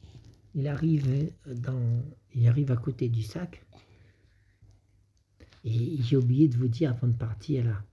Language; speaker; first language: French; native; French